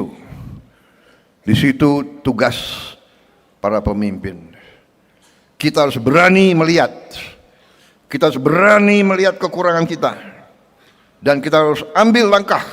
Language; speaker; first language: Indonesian; native; Indonesian